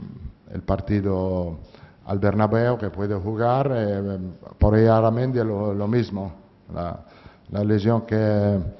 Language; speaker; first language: Spanish; non-native, fluent; Italian